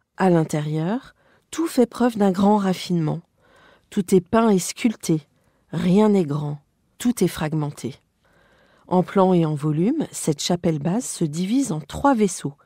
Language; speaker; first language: French; native; French